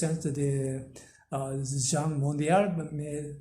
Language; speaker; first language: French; non-native, learner; Korean